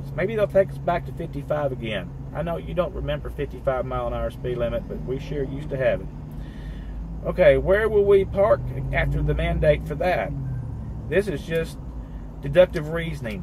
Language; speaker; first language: English; native; English